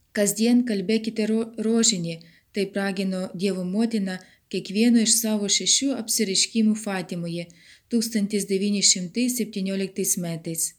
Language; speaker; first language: Lithuanian; non-native, fluent; Ukrainian